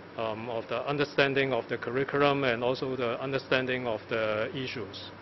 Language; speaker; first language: English; non-native, local second language; Cantonese